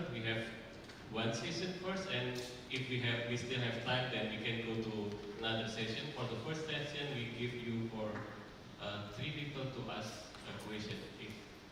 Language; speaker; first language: English; non-native, fluent; Indonesian